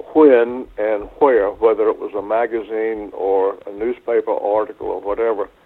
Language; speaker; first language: English; native; English